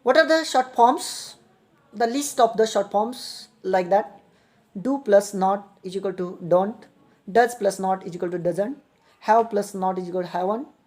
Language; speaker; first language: English; non-native, local second language; Marathi